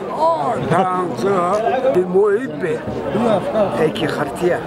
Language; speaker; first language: Greek; non-native, learner; Somali